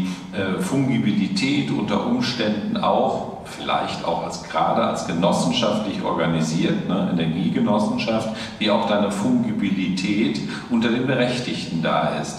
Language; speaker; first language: German; native; German